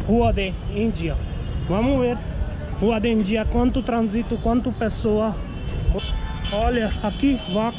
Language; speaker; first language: Portuguese; non-native, learner; Hindi